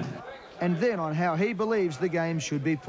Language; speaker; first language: English; native; English